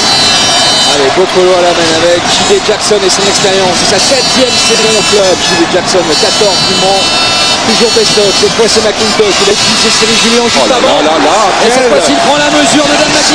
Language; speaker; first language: French; native; French